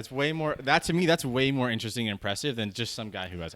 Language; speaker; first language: English; native; English